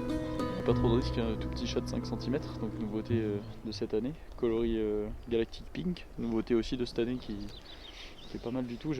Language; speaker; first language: French; native; French